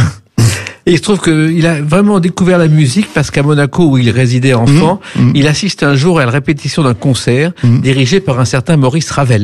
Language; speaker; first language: French; native; French